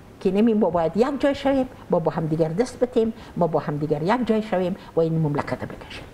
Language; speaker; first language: Persian; native; Persian